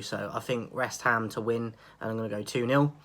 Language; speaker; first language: English; native; English